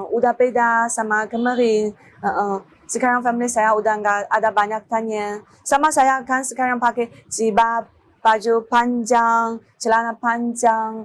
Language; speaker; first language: Indonesian; non-native, learner; Chinese